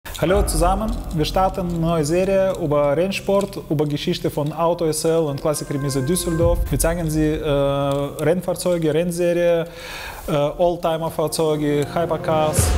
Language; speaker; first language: German; non-native, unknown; Ukrainian